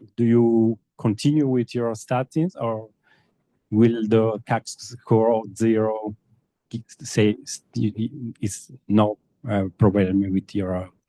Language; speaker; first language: English; non-native, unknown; Italian